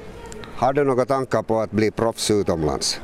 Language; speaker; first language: Swedish; native; Swedish